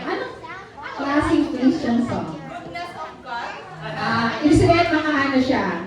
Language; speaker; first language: Filipino; native; Filipino